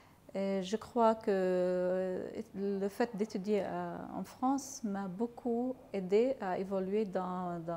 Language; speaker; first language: French; non-native, fluent; Arabic